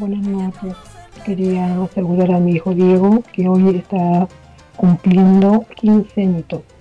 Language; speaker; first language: Spanish; native; Spanish